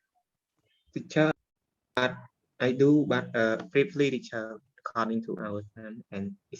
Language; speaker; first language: English; non-native, learner; Khmer